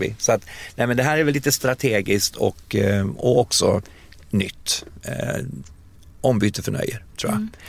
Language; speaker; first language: Swedish; native; Swedish